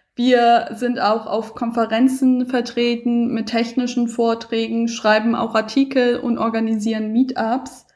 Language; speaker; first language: German; early bilingual, other home language; Persian